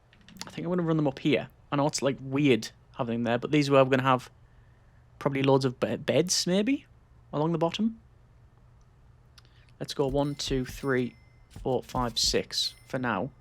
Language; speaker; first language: English; native; English